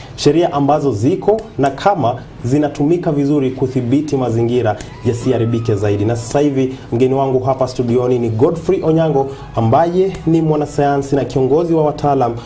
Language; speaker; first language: Swahili; native; Swahili